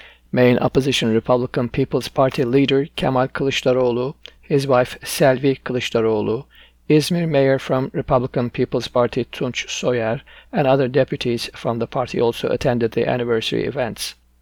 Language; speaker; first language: English; non-native, fluent; Turkish